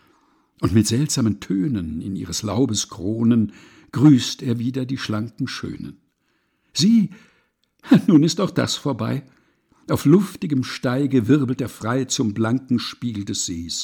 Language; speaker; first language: German; native; German